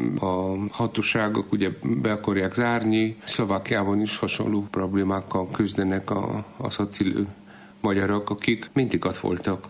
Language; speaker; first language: Hungarian; non-native, fluent; Polish